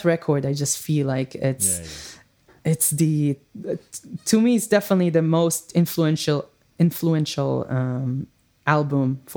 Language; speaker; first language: English; non-native, fluent; Hebrew